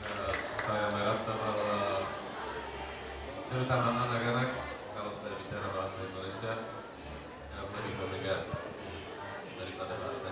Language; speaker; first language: Indonesian; non-native, fluent; Slovak